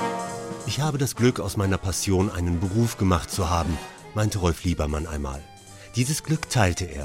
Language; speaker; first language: German; native; German